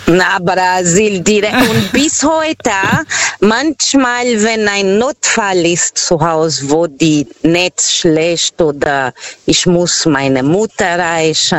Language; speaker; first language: German; non-native, fluent; Portuguese